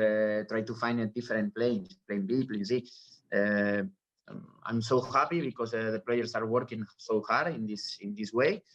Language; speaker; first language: English; non-native, learner; Spanish